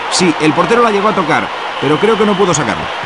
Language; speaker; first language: Spanish; native; Spanish